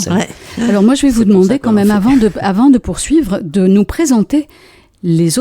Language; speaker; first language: French; native; French